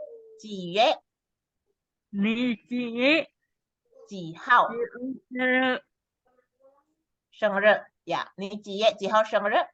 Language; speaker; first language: Chinese; non-native, fluent; Indonesian